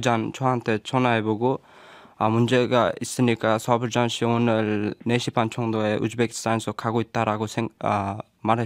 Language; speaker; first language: Korean; non-native, learner; Uzbek